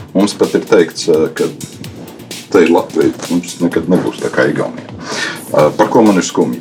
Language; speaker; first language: Latvian; native; Latvian